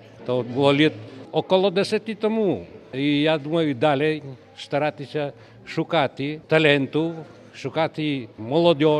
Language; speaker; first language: Polish; non-native, local second language; Ukrainian